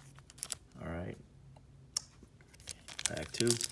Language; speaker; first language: English; native; English